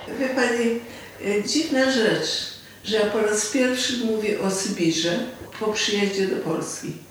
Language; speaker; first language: Polish; native; Polish